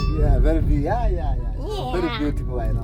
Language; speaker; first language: English; non-native, learner; Korean